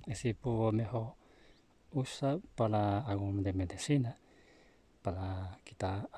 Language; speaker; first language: Spanish; non-native, learner; Chinese